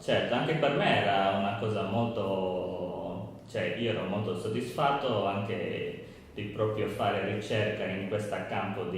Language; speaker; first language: Italian; non-native, learner; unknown